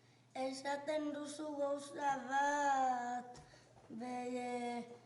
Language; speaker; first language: Basque; non-native, local second language; Spanish